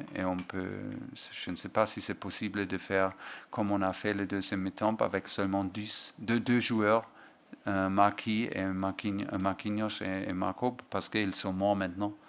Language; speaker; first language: French; non-native, fluent; German